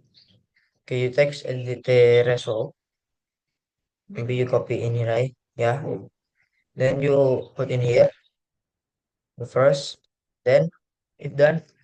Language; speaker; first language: English; non-native, learner; Indonesian